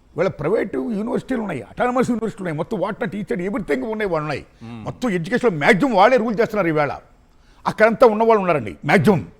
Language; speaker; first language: Telugu; native; Telugu